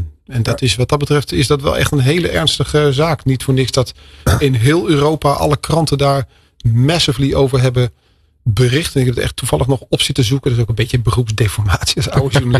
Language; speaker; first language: Dutch; native; Dutch